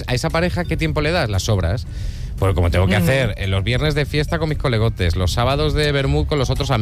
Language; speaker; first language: Spanish; native; Spanish